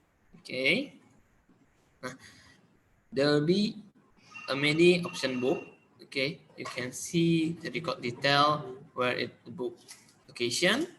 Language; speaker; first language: English; non-native, learner; Indonesian